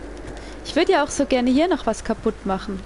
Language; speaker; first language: German; native; German